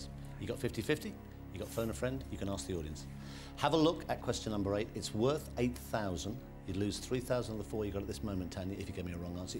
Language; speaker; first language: English; native; English